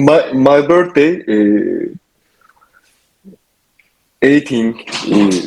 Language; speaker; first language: English; non-native, learner; Turkish